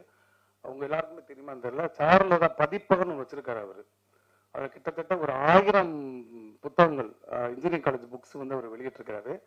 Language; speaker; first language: Tamil; native; Tamil